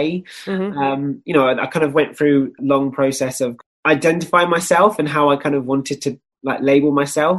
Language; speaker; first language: English; native; English